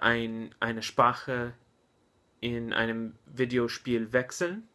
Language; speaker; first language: German; non-native, learner; English